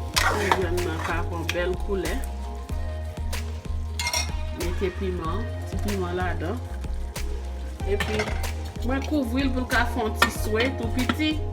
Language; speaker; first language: French; non-native, learner; Haitian Creole